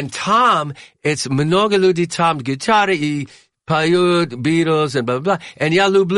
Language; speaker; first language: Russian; non-native, learner; English